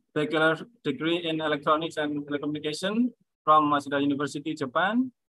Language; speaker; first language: English; non-native, fluent; Indonesian